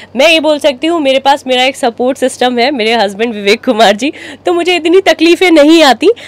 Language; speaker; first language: Hindi; native; Hindi